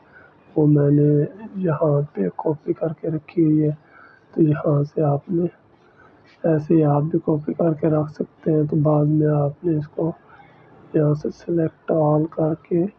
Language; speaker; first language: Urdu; non-native, local second language; Punjabi